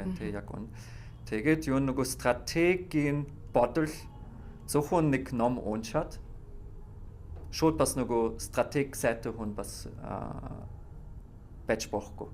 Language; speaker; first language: Mongolian; non-native, fluent; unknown